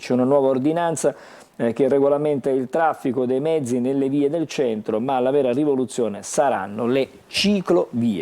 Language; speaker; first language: Italian; native; Italian